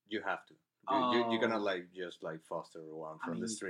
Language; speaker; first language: English; non-native, fluent; Spanish